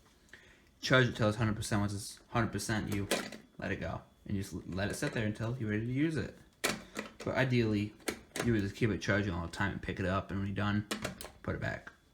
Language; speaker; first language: English; native; English